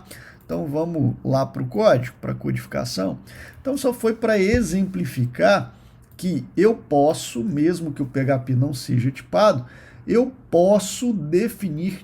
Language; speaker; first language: Portuguese; native; Portuguese